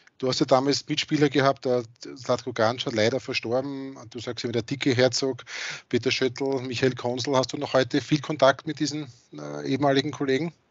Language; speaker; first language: German; native; German